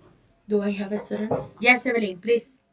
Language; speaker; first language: English; non-native, fluent; Spanish